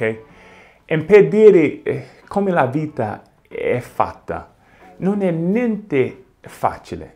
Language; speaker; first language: Italian; non-native, fluent; English